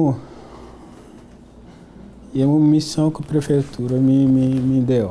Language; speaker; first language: Portuguese; non-native, fluent; Wolof